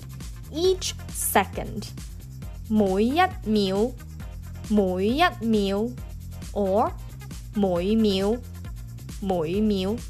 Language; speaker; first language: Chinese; early bilingual, heritage; Cantonese